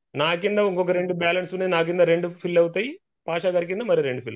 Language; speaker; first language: Telugu; native; Telugu